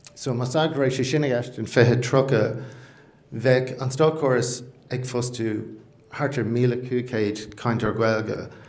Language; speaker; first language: Irish; non-native, local second language; English